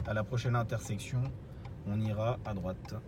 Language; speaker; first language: French; native; French